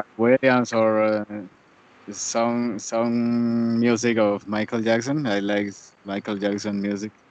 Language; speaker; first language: English; non-native, learner; Spanish